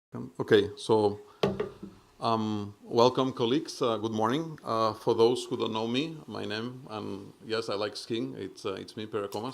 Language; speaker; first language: English; non-native, fluent; Catalan